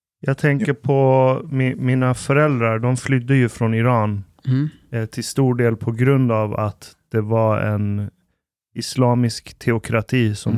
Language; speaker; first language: Swedish; early bilingual, other home language; Persian